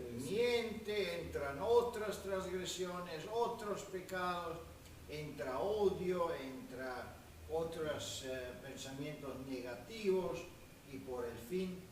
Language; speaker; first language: Spanish; non-native, fluent; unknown